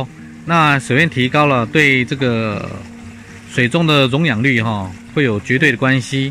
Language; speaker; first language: Chinese; native; Chinese